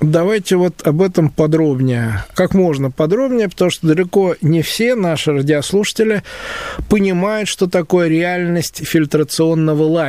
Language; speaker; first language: Russian; native; Russian